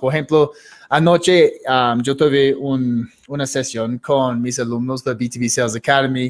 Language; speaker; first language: Spanish; non-native, fluent; English